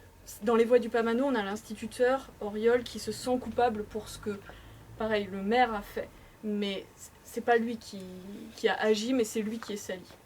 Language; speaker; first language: French; native; French